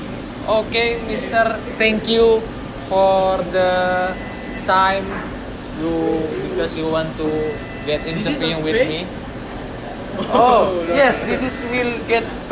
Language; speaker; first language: English; non-native, learner; Indonesian